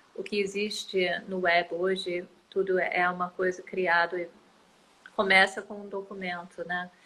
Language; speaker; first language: Portuguese; non-native, fluent; English